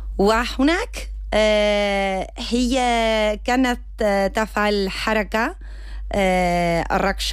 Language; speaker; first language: Arabic; non-native, learner; Spanish